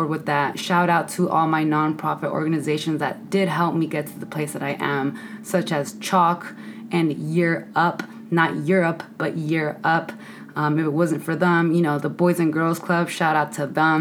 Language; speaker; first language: English; native; English